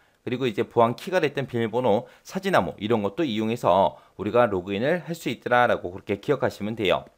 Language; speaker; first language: Korean; native; Korean